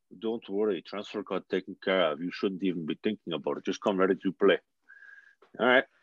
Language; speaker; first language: English; native; English